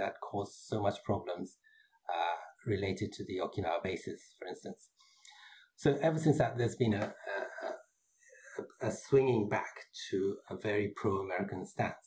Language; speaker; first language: English; native; English